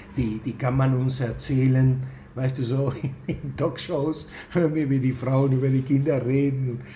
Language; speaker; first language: German; non-native, fluent; Spanish